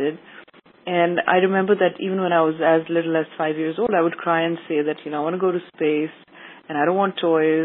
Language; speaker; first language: English; non-native, local second language; Urdu